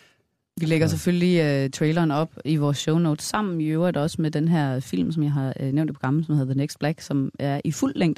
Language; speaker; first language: Danish; native; Danish